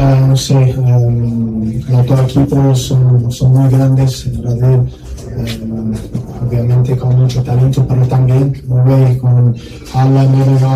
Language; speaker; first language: Spanish; non-native, learner; English